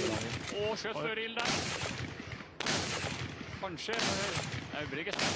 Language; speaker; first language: Norwegian; native; Norwegian